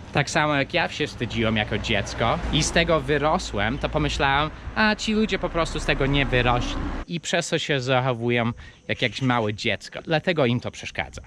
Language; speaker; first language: Polish; early bilingual, heritage; English